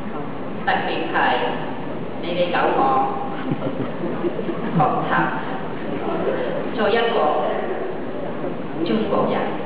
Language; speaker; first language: Chinese; non-native, fluent; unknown